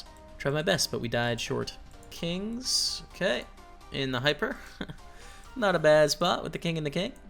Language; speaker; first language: English; native; English